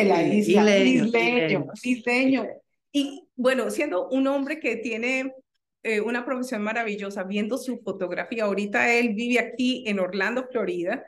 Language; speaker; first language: Spanish; native; Spanish